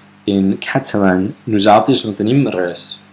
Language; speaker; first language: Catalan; non-native, learner; English